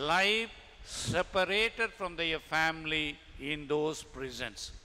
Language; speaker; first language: English; non-native, local second language; Tamil